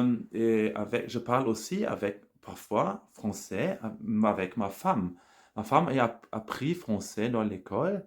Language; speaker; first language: French; non-native, learner; German